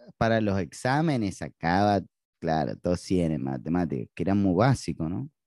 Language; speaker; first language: Spanish; native; Spanish